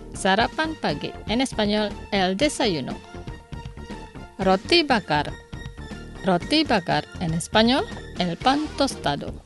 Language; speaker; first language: Spanish; non-native, learner; Indonesian